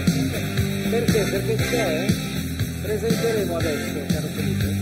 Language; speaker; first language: Italian; native; Italian